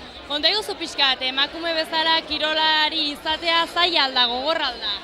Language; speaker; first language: Basque; native; Basque